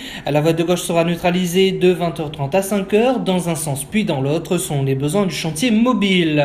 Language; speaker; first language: French; native; French